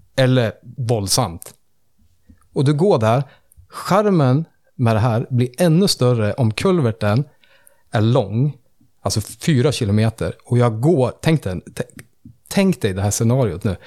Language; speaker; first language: Swedish; native; Swedish